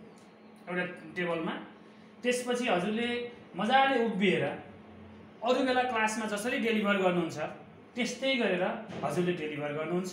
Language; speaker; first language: Nepali; native; Nepali